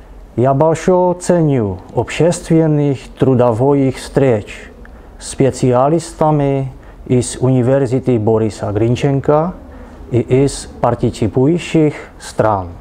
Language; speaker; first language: Russian; non-native, learner; Czech